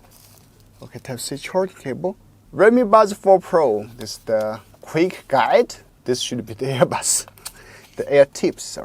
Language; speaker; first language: English; non-native, local second language; Chinese